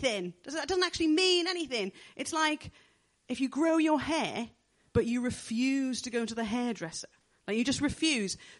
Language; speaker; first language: English; native; English